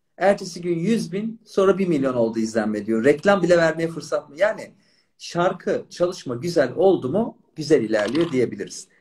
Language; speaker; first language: Turkish; native; Turkish